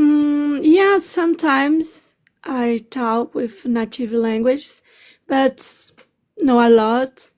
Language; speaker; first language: English; non-native, learner; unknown